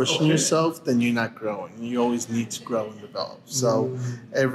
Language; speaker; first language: English; early bilingual, other home language; Spanish